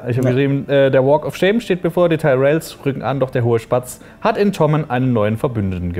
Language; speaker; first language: German; native; German